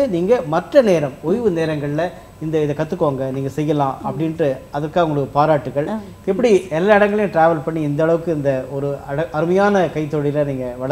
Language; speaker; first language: Tamil; native; Tamil